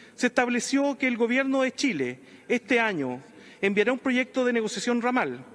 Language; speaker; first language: Spanish; native; Spanish